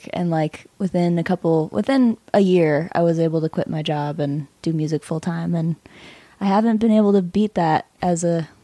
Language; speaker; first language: English; native; English